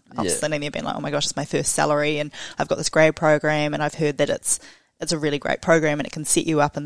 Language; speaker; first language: English; native; English